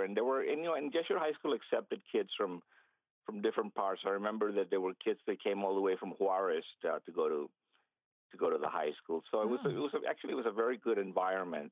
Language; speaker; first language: English; early bilingual, other home language; Spanish